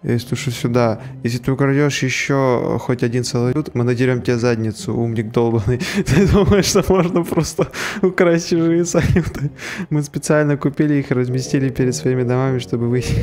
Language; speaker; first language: Russian; native; Russian